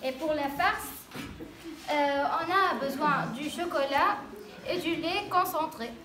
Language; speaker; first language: French; non-native, learner; Arabic